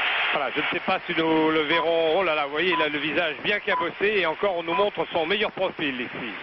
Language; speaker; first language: French; native; French